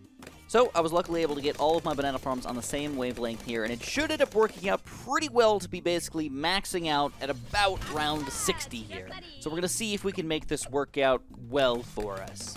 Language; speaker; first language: English; native; English